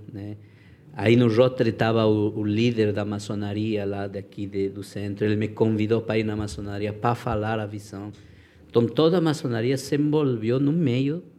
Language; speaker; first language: Portuguese; non-native, fluent; Spanish